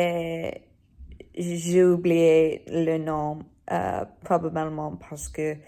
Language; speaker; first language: French; non-native, learner; English